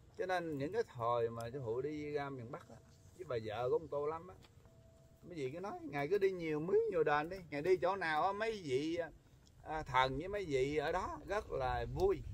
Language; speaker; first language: Vietnamese; early bilingual, heritage; Vietnamese